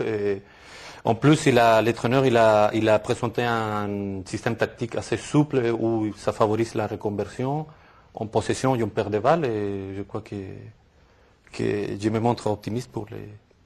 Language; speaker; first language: French; non-native, fluent; Spanish